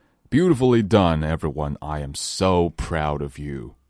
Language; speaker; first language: English; non-native, fluent; Chinese